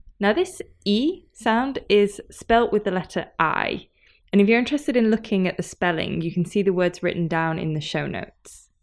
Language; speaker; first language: English; native; English